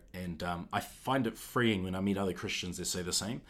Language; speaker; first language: English; native; English